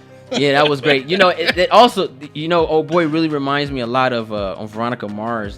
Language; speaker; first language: English; native; English